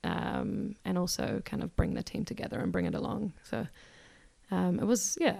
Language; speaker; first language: English; native; English